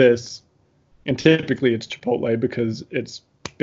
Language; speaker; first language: English; native; English